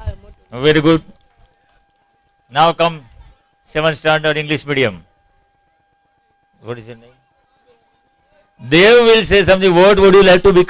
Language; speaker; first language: English; non-native, local second language; Gujarati